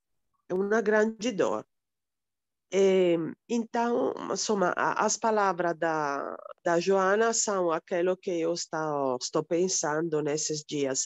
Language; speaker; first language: Portuguese; non-native, fluent; Italian